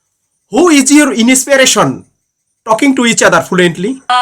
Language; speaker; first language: English; non-native, learner; Bangla